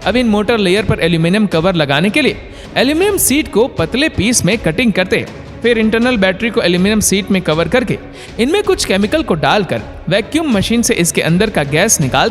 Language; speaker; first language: Hindi; native; Hindi